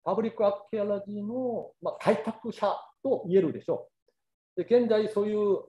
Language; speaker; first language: Japanese; non-native, fluent; Korean